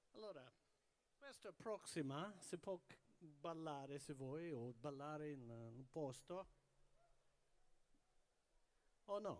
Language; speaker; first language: Italian; early bilingual, heritage; English